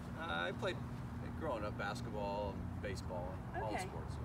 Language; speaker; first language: English; native; English